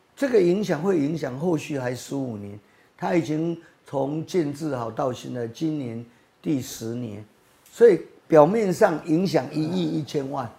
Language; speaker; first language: Chinese; native; Chinese